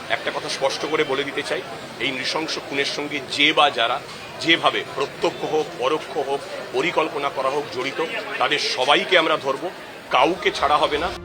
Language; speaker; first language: Bangla; native; Bangla